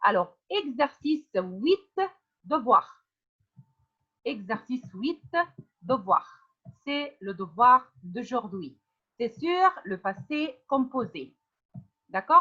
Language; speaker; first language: French; non-native, fluent; Arabic